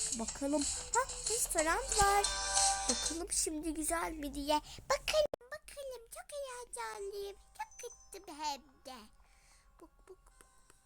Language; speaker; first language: Turkish; early bilingual, other home language; Arabic